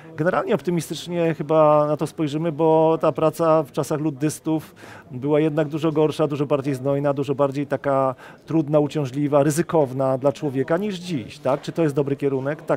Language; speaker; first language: Polish; native; Polish